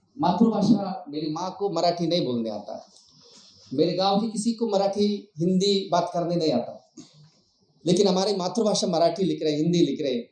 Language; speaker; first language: Hindi; non-native, local second language; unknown